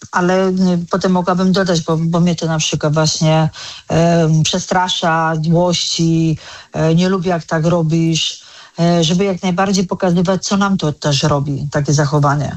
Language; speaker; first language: Polish; native; Polish